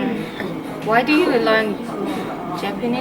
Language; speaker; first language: English; non-native, fluent; Korean